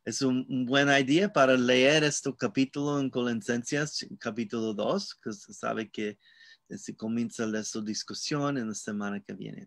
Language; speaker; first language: Spanish; non-native, learner; English